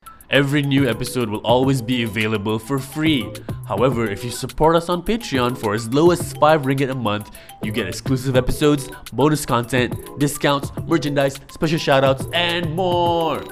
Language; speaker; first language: English; non-native, local second language; Malay